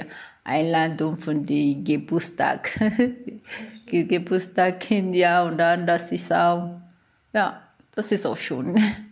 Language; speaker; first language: German; non-native, learner; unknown